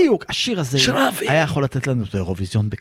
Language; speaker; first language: Hebrew; native; Hebrew